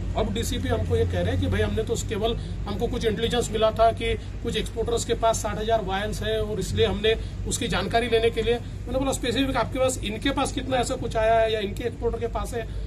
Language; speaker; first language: Hindi; non-native, local second language; Marathi